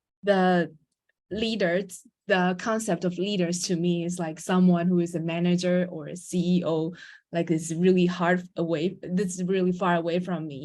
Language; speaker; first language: English; non-native, fluent; Chinese